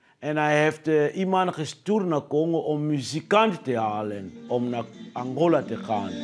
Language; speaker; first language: Dutch; non-native, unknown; Lingala